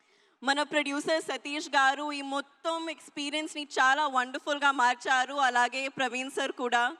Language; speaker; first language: Telugu; non-native, learner; Hindi